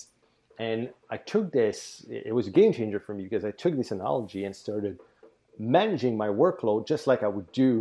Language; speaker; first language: English; non-native, fluent; French